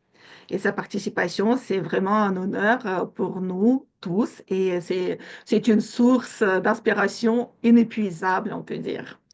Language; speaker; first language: French; non-native, fluent; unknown